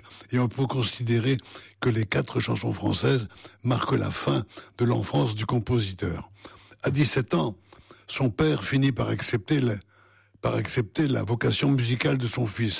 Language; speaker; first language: French; native; French